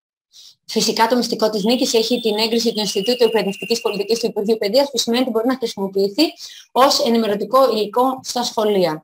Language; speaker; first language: Greek; native; Greek